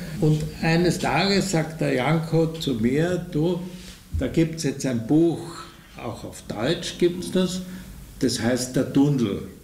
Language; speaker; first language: German; native; German